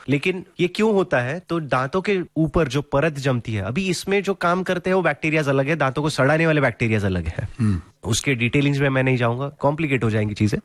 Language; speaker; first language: Hindi; non-native, local second language; Marathi